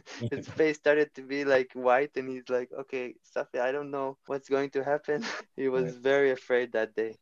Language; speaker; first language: English; non-native, fluent; Hebrew